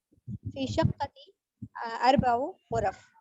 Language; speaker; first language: Arabic; non-native, learner; Urdu